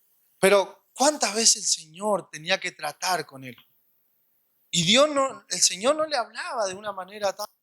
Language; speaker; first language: Spanish; native; Spanish